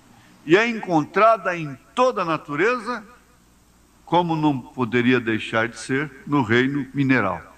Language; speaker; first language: Portuguese; native; Portuguese